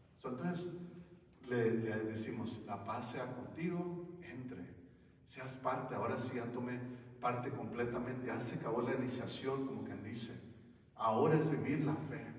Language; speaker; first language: Spanish; non-native, learner; English